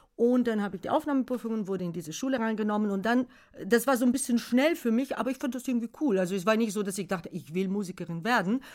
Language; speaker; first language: German; non-native, fluent; Bulgarian